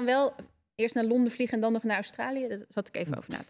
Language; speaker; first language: Dutch; native; Dutch